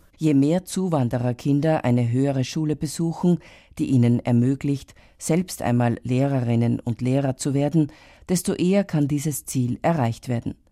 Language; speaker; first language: German; native; German